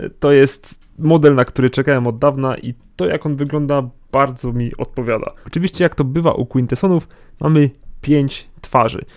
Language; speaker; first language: Polish; native; Polish